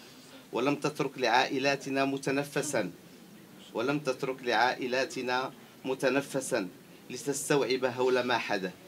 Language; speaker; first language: Arabic; native; Arabic